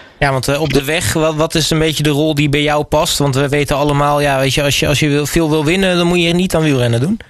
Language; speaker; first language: Dutch; native; Dutch